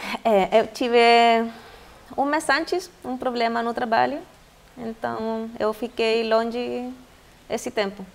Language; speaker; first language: Portuguese; non-native, fluent; Spanish